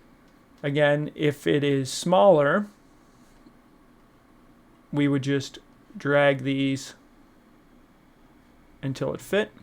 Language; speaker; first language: English; native; English